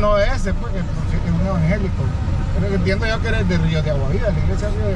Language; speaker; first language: Spanish; native; Spanish